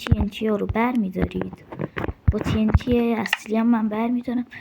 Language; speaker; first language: Persian; native; Persian